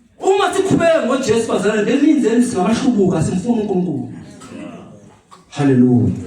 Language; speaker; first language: Zulu; native; Zulu